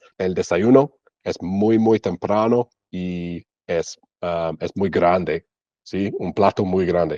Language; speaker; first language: Spanish; non-native, learner; English